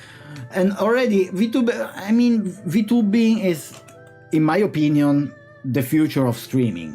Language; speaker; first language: English; non-native, fluent; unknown